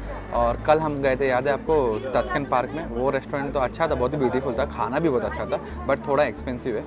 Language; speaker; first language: Hindi; native; Hindi